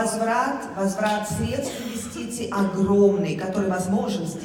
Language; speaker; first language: Russian; native; Russian